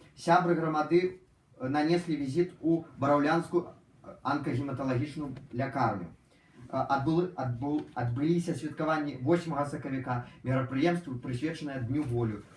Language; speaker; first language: Belarusian; non-native, local second language; Russian